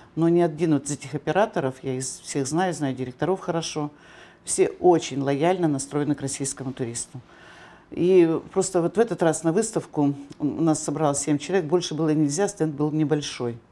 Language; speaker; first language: Russian; native; Russian